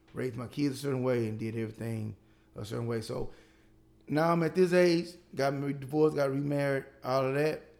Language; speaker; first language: English; native; English